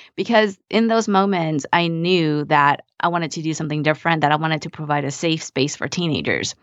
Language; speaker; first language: English; early bilingual, other home language; Vietnamese